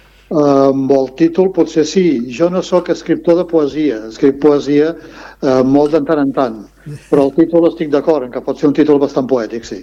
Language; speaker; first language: Catalan; non-native, local second language; Spanish